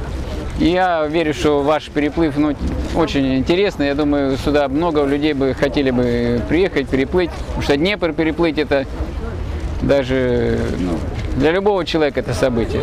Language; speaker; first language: Russian; native; Russian